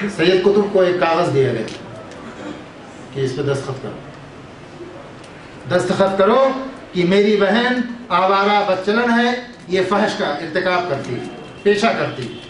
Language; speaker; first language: Urdu; native; Urdu